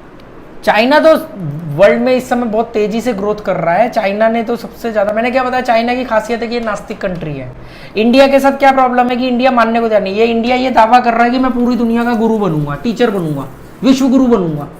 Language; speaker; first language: Hindi; native; Hindi